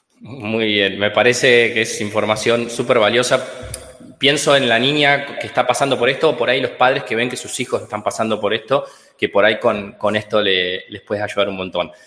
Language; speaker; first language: Spanish; native; Spanish